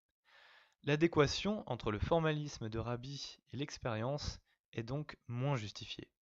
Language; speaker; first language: French; native; French